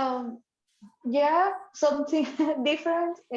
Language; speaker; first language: English; non-native, fluent; Spanish